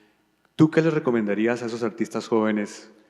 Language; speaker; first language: Spanish; native; Spanish